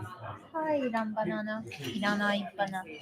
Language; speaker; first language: Japanese; non-native, learner; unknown